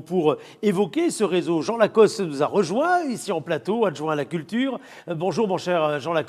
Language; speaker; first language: French; native; French